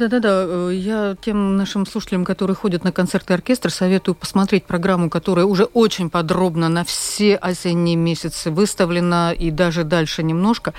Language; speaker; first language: Russian; native; Russian